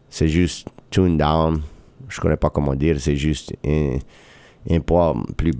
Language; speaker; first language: French; non-native, local second language; English